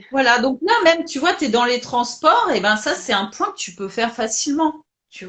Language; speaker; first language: French; native; French